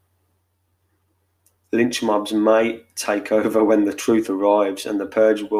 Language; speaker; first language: English; native; English